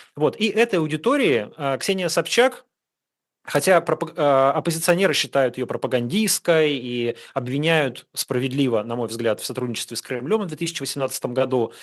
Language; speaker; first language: Russian; native; Russian